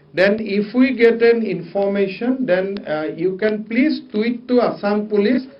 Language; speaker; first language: English; non-native, local second language; Assamese